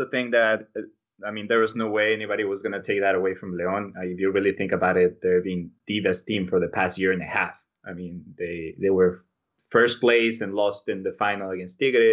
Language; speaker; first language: English; non-native, fluent; Spanish